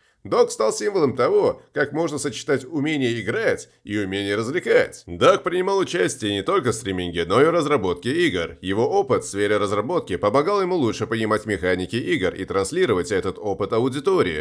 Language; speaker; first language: Russian; native; Russian